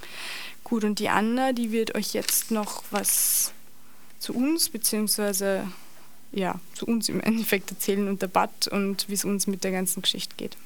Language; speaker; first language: German; native; German